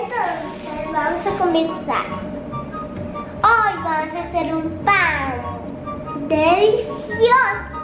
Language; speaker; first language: Spanish; early bilingual, heritage; Spanish